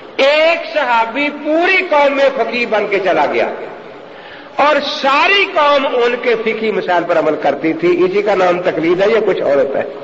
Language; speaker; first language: Urdu; non-native, local second language; Punjabi